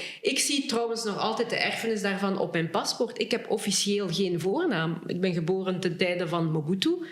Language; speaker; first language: Dutch; early bilingual, other home language; Lingala